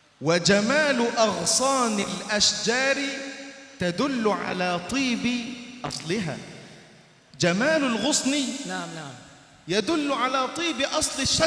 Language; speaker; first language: Arabic; native; Arabic